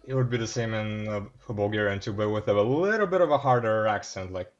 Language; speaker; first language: English; non-native, fluent; Bulgarian